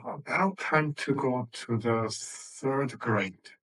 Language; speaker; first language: English; non-native, fluent; Korean